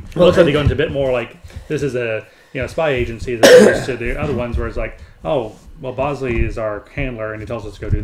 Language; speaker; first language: English; native; English